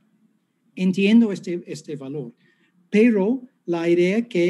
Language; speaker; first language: Spanish; non-native, fluent; English